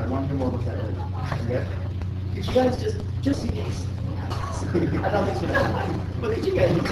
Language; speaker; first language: English; native; English